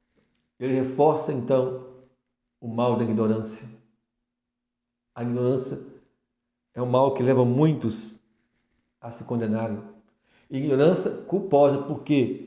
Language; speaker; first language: Portuguese; native; Portuguese